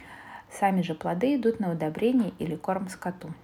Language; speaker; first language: Russian; native; Russian